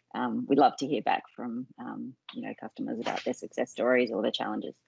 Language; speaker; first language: English; native; English